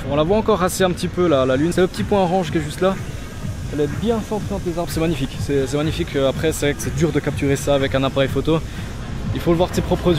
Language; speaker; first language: French; native; French